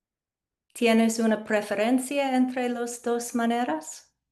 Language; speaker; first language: Spanish; non-native, fluent; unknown